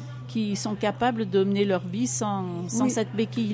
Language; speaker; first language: French; native; French